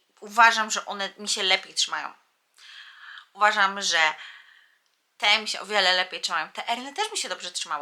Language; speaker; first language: Polish; native; Polish